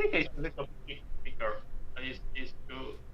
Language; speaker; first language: English; non-native, learner; Chinese